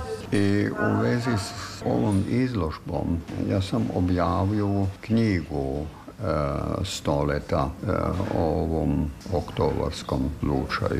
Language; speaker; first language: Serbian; non-native, fluent; German